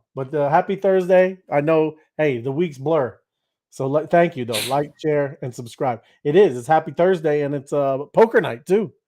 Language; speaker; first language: English; native; English